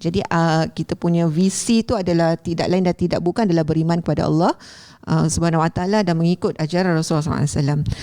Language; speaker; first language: Malay; native; Malay